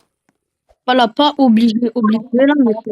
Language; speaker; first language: French; native; French